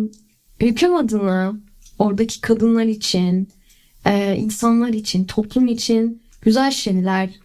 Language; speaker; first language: Turkish; early bilingual, heritage; Turkish